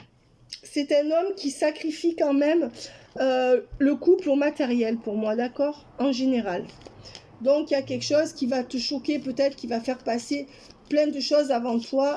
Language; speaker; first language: French; native; French